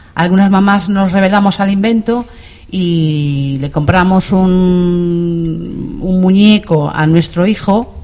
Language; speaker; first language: Spanish; non-native, local second language; Galician